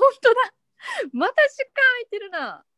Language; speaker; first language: Japanese; native; Japanese